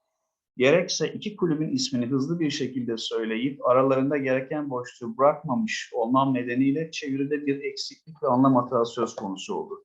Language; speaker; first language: Turkish; native; Turkish